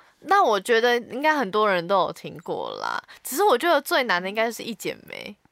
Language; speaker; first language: Chinese; native; Chinese